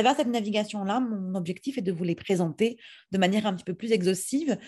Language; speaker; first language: French; native; French